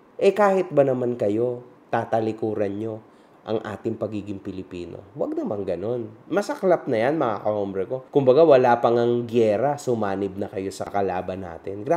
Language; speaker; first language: Filipino; native; Filipino